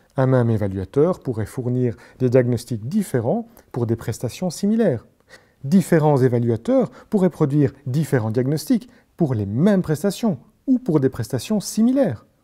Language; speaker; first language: French; native; French